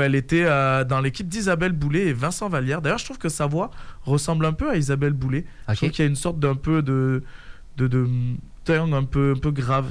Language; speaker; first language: French; native; French